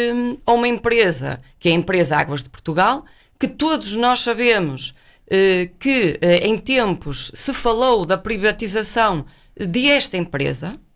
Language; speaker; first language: Portuguese; native; Portuguese